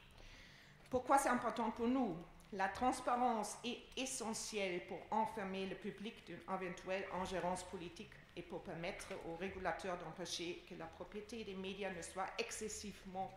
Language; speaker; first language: French; non-native, fluent; German